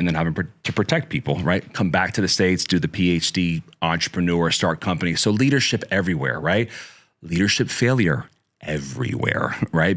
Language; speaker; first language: English; native; English